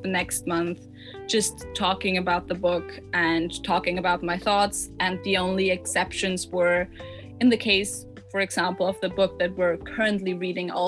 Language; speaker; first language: English; non-native, fluent; German